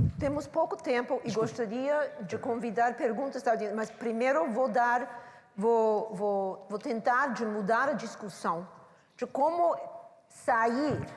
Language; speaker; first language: Portuguese; non-native, learner; English